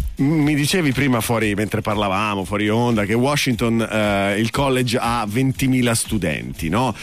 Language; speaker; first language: Italian; native; Italian